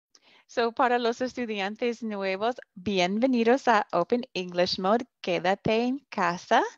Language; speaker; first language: Spanish; non-native, fluent; English